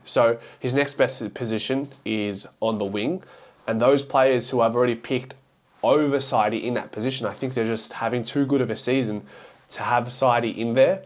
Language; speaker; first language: English; native; English